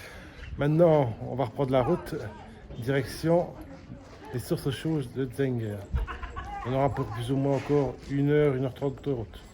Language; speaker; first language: French; native; French